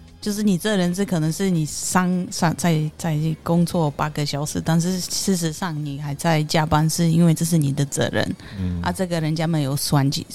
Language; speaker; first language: Chinese; non-native, fluent; Polish